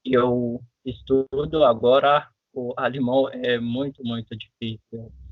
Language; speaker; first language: Portuguese; non-native, fluent; French